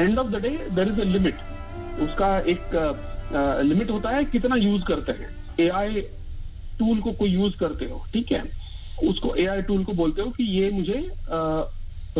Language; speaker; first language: Hindi; non-native, local second language; Marathi